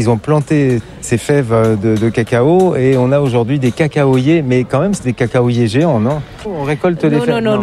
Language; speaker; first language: French; native; French